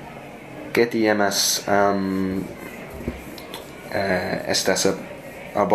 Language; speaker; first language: Spanish; non-native, learner; English